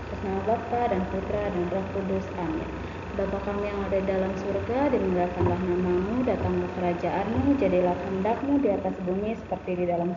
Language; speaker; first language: Indonesian; native; Indonesian